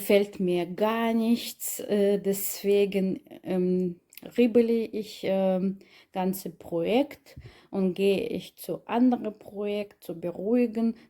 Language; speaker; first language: German; non-native, learner; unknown